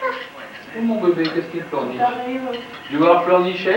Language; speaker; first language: French; native; French